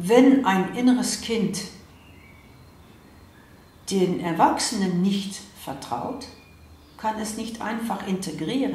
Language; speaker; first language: German; non-native, fluent; Dutch